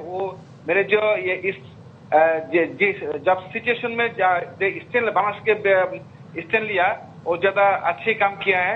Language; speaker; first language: Hindi; non-native, learner; Bangla